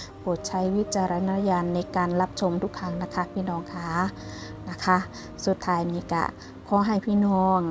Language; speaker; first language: Thai; non-native, local second language; Northeastern Thai